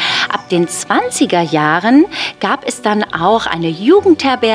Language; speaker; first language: German; native; German